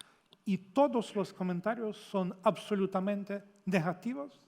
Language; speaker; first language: Spanish; non-native, fluent; Ukrainian